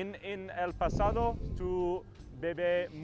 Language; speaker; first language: Spanish; non-native, learner; English